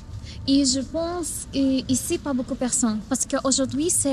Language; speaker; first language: French; non-native, learner; Ukrainian